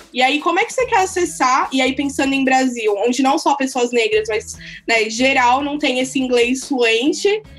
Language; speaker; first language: Portuguese; native; Portuguese